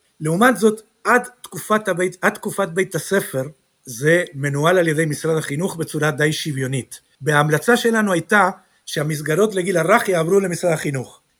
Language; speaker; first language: Hebrew; non-native, fluent; Spanish